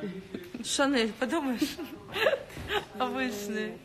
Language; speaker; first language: Russian; native; Russian